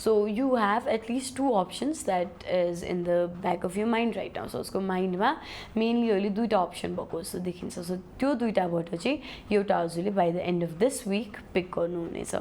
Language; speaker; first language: Nepali; native; Nepali